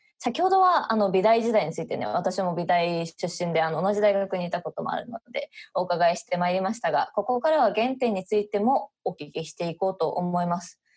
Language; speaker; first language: Japanese; native; Japanese